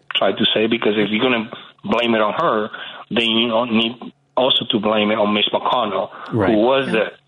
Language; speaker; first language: English; early bilingual, other home language; Spanish